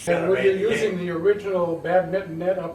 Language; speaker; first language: English; native; English